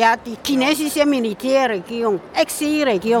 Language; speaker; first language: German; non-native, learner; Min Nan Chinese